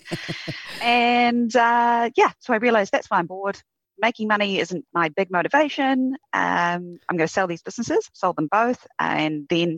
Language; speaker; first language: English; native; English